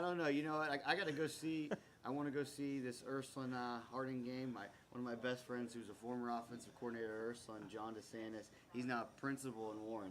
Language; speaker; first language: English; native; English